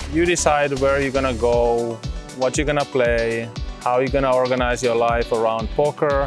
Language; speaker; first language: English; non-native, fluent; Finnish